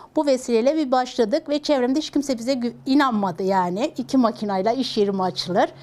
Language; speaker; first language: Turkish; native; Turkish